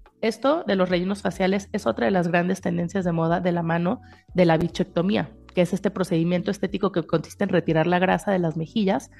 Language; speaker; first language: Spanish; native; Spanish